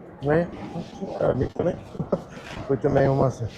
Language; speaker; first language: Portuguese; non-native, learner; German